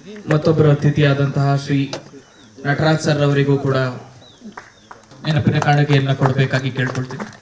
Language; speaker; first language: Kannada; native; Kannada